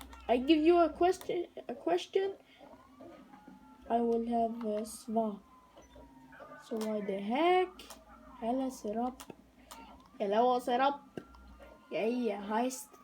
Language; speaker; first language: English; non-native, learner; Danish